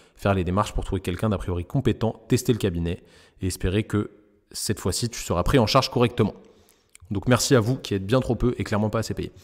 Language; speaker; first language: French; native; French